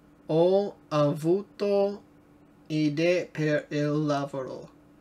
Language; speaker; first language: Italian; non-native, learner; English